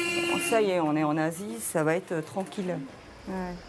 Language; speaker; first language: French; native; French